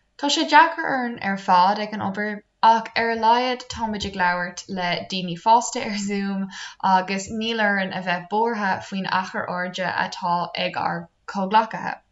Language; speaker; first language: Irish; non-native, local second language; English